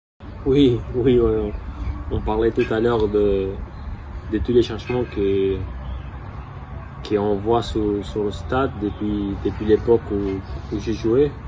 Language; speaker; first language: French; non-native, fluent; Spanish